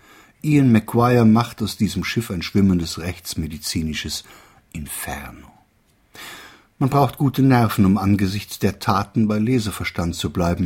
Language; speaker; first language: German; native; German